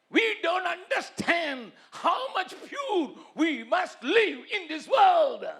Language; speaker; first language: English; non-native, local second language; Tamil